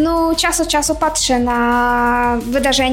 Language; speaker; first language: Polish; non-native, fluent; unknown